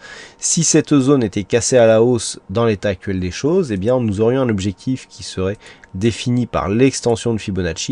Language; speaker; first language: French; native; French